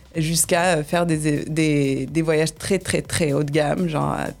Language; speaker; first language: French; native; French